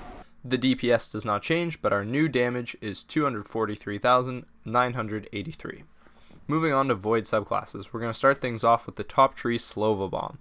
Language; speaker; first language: English; native; English